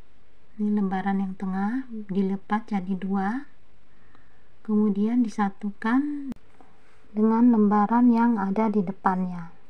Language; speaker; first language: Indonesian; native; Indonesian